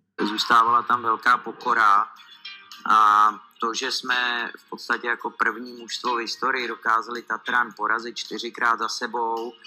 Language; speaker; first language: Czech; native; Czech